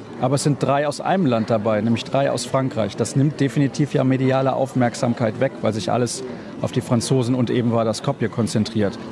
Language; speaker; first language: German; native; German